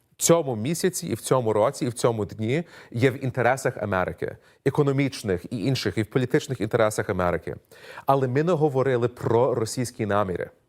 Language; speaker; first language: Ukrainian; early bilingual, heritage; Ukrainian